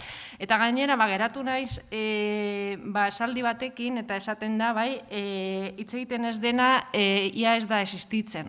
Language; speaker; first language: Basque; non-native, fluent; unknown